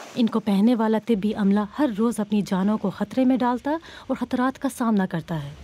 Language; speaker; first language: Urdu; native; Urdu